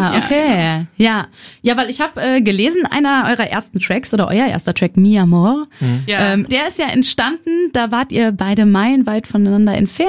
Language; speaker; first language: German; native; German